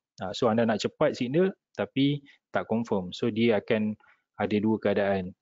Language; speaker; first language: Malay; native; Malay